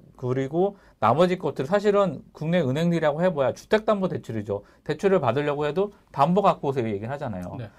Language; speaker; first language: Korean; native; Korean